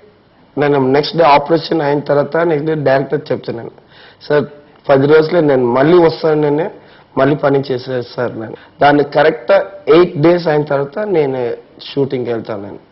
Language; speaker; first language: Telugu; non-native, learner; Tamil